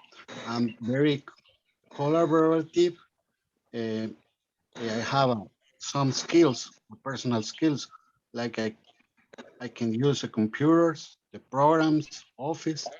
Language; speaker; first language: English; non-native, learner; Spanish